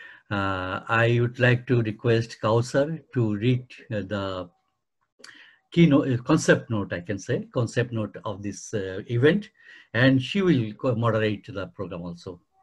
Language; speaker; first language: English; non-native, local second language; Bangla